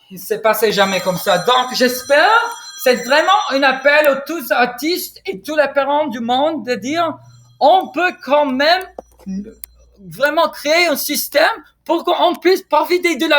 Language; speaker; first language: French; non-native, fluent; English